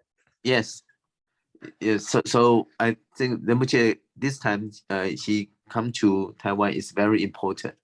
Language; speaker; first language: English; non-native, fluent; Chinese